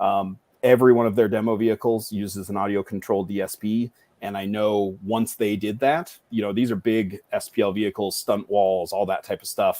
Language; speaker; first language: English; native; English